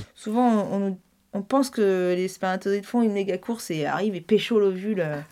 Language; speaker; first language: French; native; French